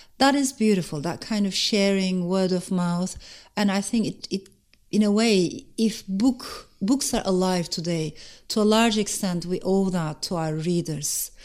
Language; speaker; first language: English; non-native, fluent; Turkish